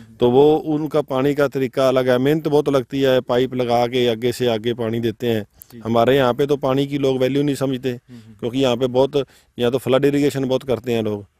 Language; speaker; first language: Hindi; non-native, local second language; Punjabi